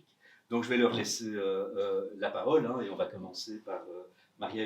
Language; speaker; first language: French; native; French